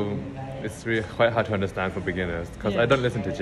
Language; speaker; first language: English; non-native, fluent; Thai